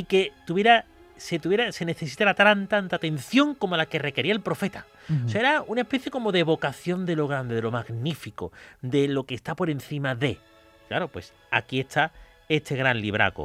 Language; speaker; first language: Spanish; native; Spanish